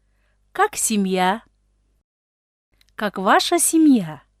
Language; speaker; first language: Russian; non-native, fluent; Tajik